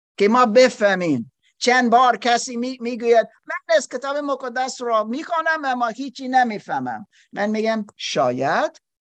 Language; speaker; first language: Persian; non-native, learner; German